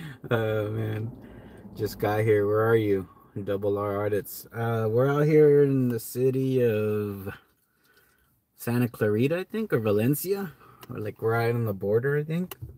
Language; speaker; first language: English; native; English